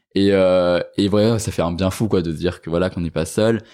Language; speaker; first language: French; native; French